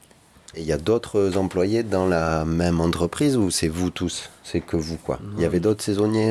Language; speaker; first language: French; native; French